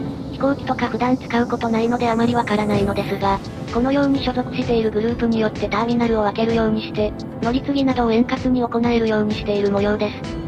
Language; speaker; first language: Japanese; native; Japanese